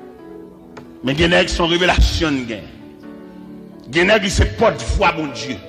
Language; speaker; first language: French; non-native, local second language; Haitian Creole